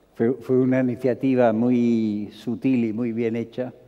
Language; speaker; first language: Spanish; non-native, fluent; English